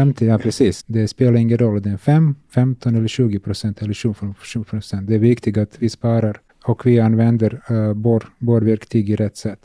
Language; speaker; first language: Swedish; non-native, learner; Serbian